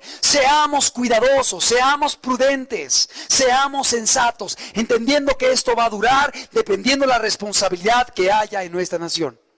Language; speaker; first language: Spanish; native; Spanish